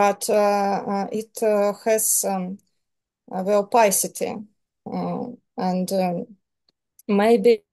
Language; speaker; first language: English; non-native, learner; Serbian